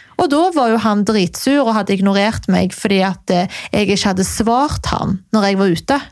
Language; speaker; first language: Norwegian; native; Norwegian